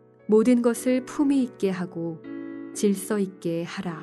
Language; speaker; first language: Korean; native; Korean